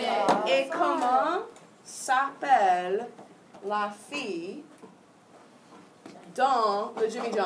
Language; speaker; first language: French; non-native, fluent; English